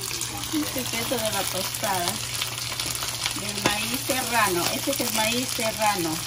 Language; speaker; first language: Spanish; native; Spanish